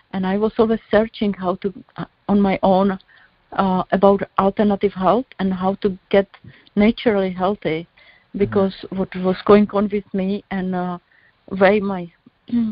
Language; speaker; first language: English; non-native, learner; Czech